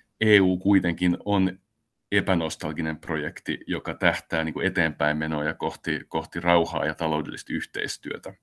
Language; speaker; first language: Finnish; native; Finnish